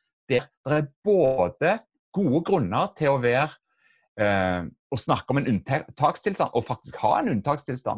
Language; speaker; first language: Norwegian; native; Norwegian